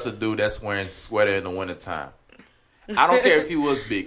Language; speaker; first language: English; non-native, fluent; Haitian Creole